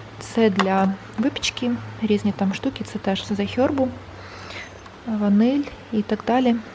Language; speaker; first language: Ukrainian; non-native, local second language; Russian